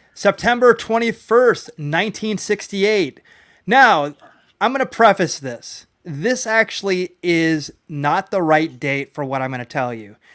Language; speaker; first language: English; native; English